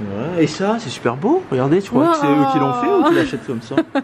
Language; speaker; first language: French; native; French